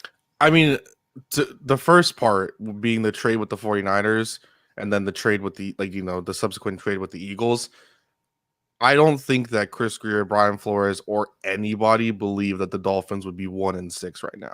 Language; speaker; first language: English; native; English